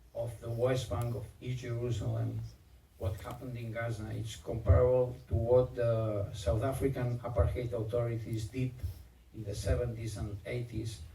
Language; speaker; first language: English; non-native, fluent; Catalan